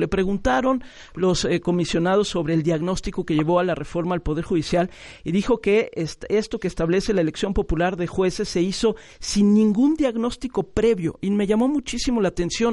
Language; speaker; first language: Spanish; native; Spanish